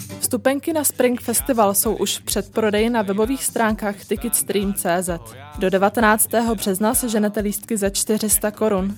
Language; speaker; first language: Czech; native; Czech